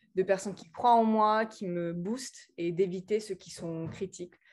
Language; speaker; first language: French; early bilingual, other home language; English